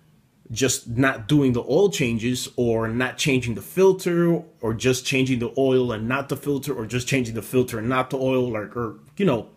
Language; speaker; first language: English; native; English